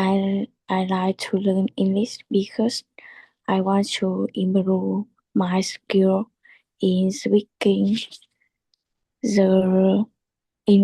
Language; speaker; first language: English; non-native, learner; Chinese